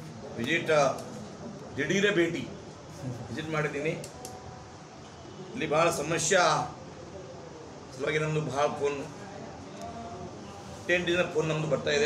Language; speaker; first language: Kannada; non-native, local second language; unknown